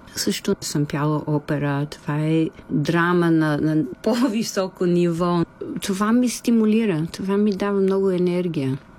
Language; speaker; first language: Bulgarian; non-native, fluent; English